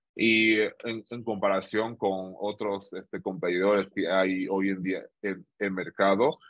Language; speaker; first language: Spanish; non-native, fluent; Chinese